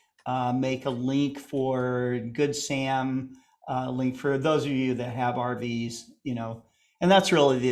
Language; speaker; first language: English; native; English